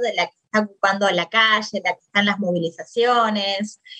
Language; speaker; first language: Spanish; native; Spanish